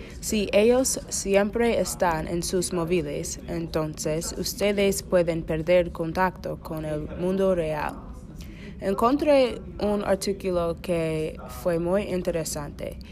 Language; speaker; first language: Spanish; non-native, learner; English